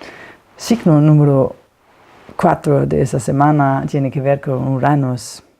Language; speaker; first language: Spanish; non-native, fluent; Danish